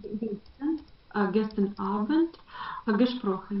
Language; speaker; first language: German; non-native, learner; Ukrainian